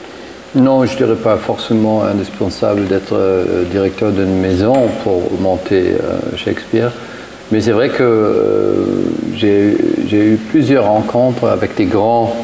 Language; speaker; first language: French; non-native, fluent; German